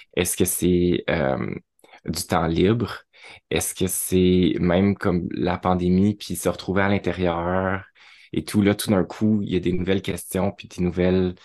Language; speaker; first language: French; native; French